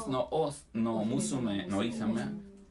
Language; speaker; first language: Japanese; non-native, learner; Italian